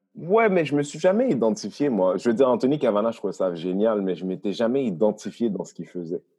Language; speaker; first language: French; early bilingual, other home language; Haitian Creole